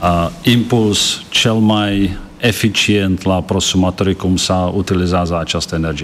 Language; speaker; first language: Romanian; non-native, learner; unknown